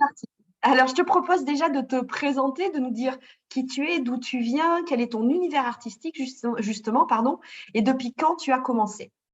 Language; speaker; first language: French; native; French